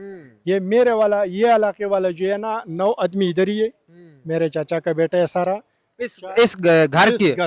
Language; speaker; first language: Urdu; non-native, local second language; Pashto